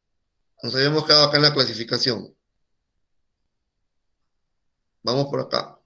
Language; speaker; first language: Spanish; native; Spanish